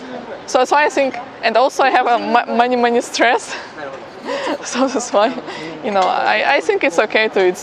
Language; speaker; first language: English; non-native, fluent; Ukrainian